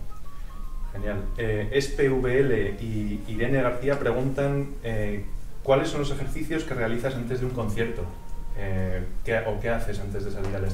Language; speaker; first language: Spanish; native; Spanish